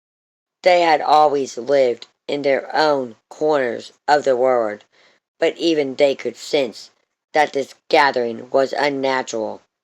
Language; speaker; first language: English; native; English